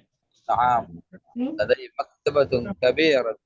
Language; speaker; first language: Arabic; non-native, learner; Indonesian